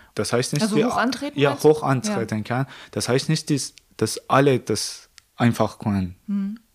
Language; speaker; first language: German; non-native, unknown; Persian